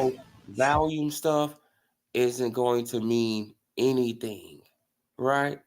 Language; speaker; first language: English; native; English